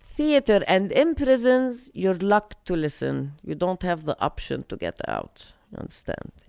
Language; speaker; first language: English; non-native, fluent; Arabic